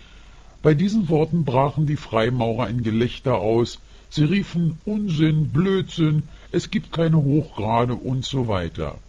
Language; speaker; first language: German; native; German